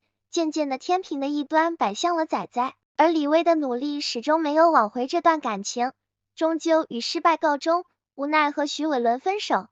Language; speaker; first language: Chinese; native; Chinese